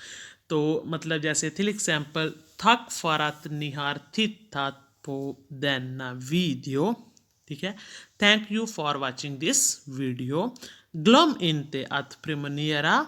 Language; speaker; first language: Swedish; non-native, fluent; Hindi